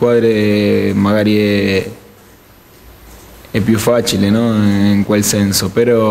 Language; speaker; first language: Italian; non-native, fluent; Spanish